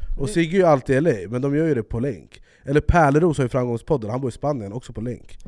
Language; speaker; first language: Swedish; native; Swedish